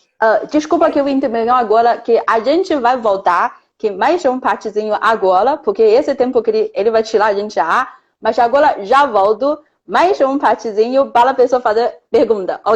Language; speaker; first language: Portuguese; non-native, fluent; Chinese